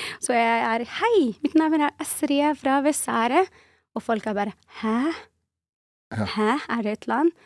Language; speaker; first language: Norwegian; non-native, fluent; Arabic